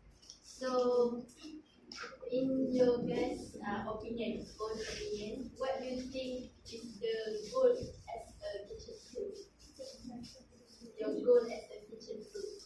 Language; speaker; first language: English; non-native, local second language; Malay